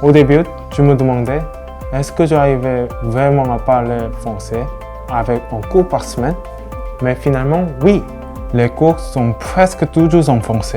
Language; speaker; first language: French; non-native, learner; Japanese